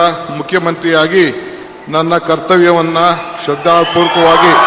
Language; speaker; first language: Kannada; native; Kannada